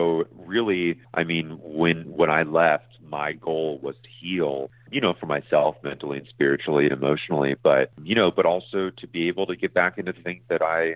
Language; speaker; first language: English; native; English